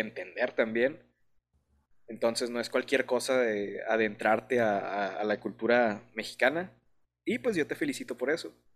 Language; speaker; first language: Spanish; native; Spanish